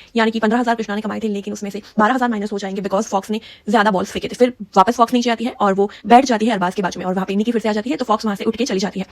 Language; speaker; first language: Hindi; native; Hindi